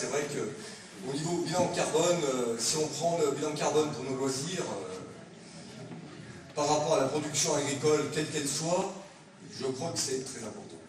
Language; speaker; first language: French; native; French